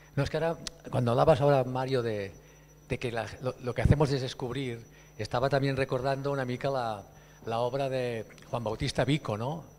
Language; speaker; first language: Spanish; non-native, local second language; Catalan